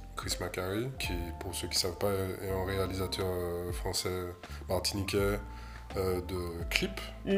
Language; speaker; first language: French; native; French